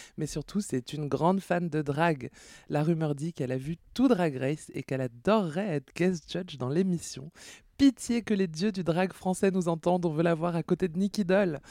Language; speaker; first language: French; native; French